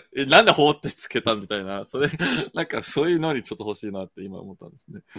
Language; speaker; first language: Japanese; non-native, fluent; English